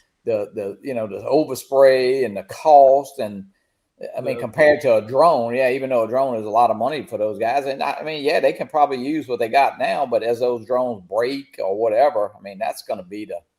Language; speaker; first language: English; native; English